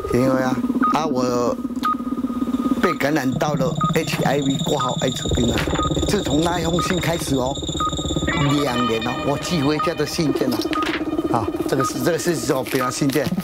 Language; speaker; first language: Chinese; non-native, local second language; Min Nan Chinese